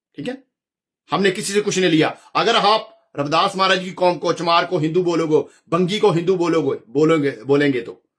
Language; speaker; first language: Hindi; non-native, local second language; Punjabi